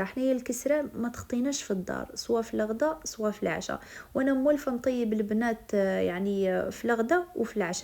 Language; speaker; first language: Arabic; native; Arabic